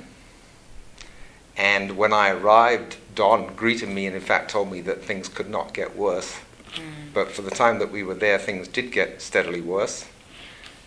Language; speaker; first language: English; native; English